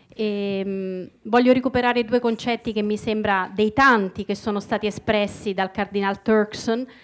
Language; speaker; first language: Italian; native; Italian